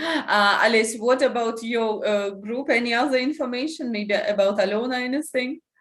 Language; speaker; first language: English; non-native, fluent; Russian